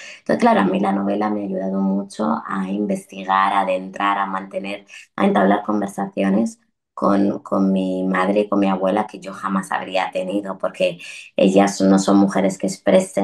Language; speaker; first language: Spanish; early bilingual, other home language; Arabic